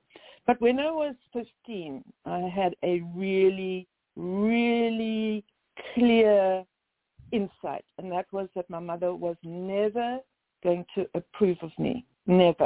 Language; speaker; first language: English; native; English